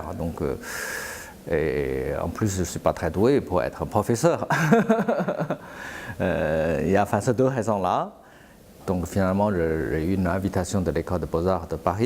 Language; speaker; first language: French; non-native, fluent; Chinese